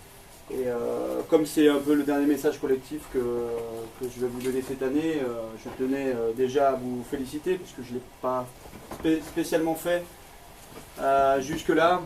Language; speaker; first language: French; native; French